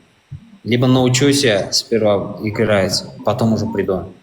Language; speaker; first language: Russian; non-native, local second language; Turkmen